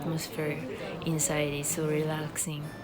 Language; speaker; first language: English; non-native, local second language; Cebuano